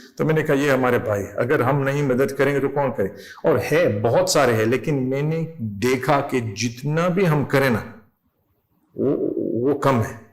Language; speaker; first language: Urdu; non-native, fluent; English